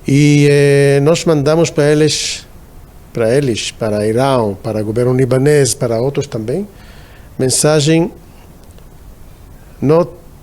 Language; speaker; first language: Portuguese; non-native, fluent; Hebrew